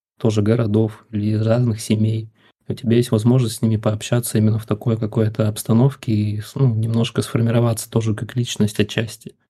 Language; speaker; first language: Russian; native; Russian